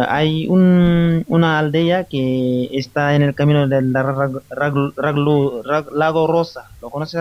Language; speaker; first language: Spanish; non-native, fluent; Wolof